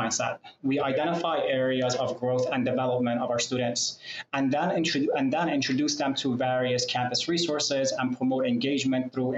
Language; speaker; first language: English; non-native, fluent; Persian